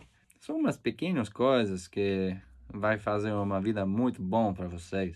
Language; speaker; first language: Portuguese; non-native, learner; English